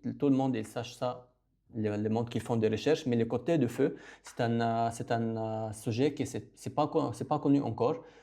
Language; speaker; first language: French; non-native, local second language; Arabic